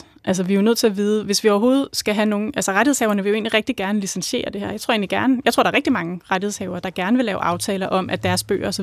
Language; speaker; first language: Danish; native; Danish